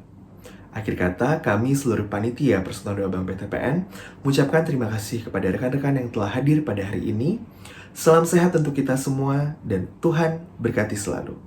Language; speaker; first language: Indonesian; native; Indonesian